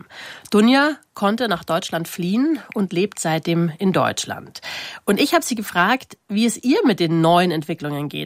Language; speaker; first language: German; native; German